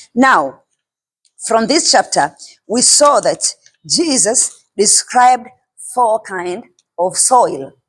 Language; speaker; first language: English; non-native, local second language; Swahili